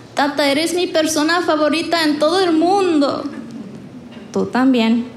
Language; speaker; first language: Spanish; early bilingual, other home language; English